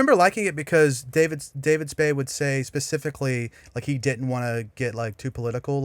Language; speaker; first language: English; native; English